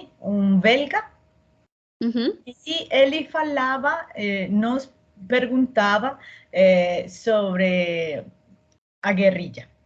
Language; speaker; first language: Portuguese; non-native, learner; Spanish